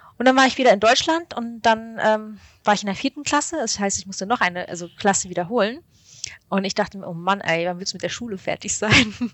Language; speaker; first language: German; early bilingual, other home language; Arabic